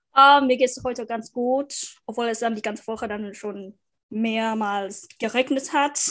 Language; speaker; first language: German; non-native, fluent; Vietnamese